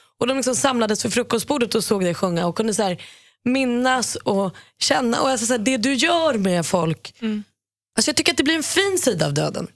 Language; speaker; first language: Swedish; native; Swedish